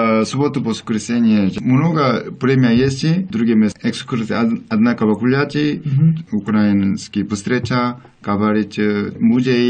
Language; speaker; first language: Russian; non-native, learner; Korean